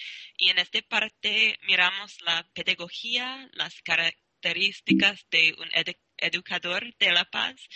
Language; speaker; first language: Spanish; non-native, learner; English